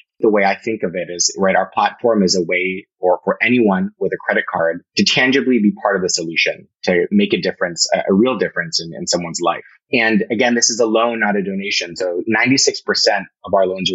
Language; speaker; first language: English; native; English